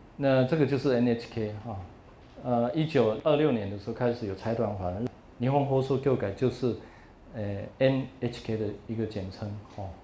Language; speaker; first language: Chinese; native; Chinese